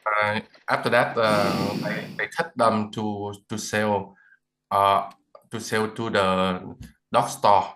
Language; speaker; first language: English; non-native, learner; Vietnamese